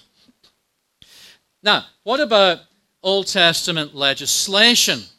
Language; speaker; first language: English; native; English